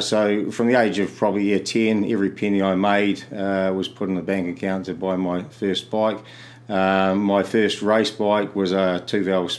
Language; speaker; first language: English; native; English